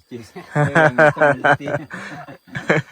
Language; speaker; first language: English; non-native, learner; Indonesian